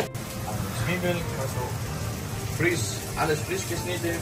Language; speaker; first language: German; non-native, learner; Greek